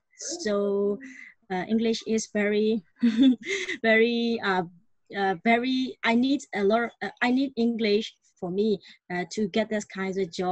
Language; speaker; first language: English; non-native, learner; Burmese